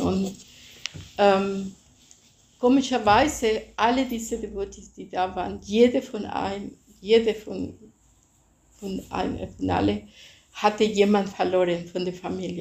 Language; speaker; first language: German; non-native, fluent; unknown